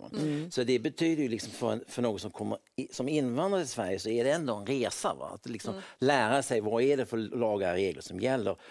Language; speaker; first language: Swedish; native; Swedish